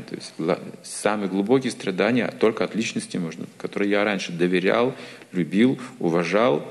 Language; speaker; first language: Russian; native; Russian